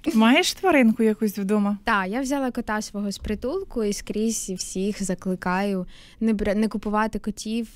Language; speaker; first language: Ukrainian; native; Ukrainian